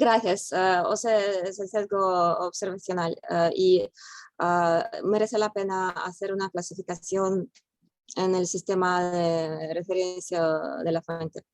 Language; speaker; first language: Spanish; non-native, fluent; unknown